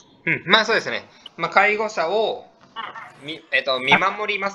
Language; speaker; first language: Japanese; native; Japanese